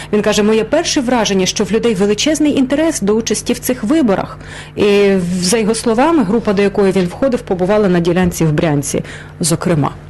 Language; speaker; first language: Ukrainian; native; Ukrainian